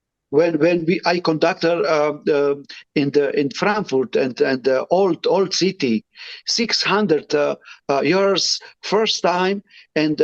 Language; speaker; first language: English; non-native, learner; Romany